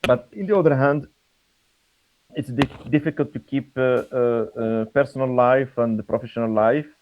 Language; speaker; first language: English; non-native, fluent; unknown